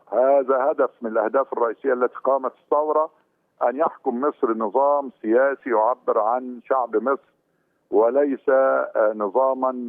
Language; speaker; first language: Arabic; native; Arabic